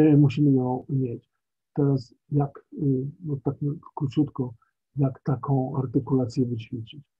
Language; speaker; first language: Polish; native; Polish